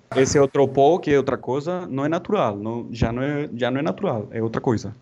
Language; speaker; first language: Portuguese; non-native, fluent; Spanish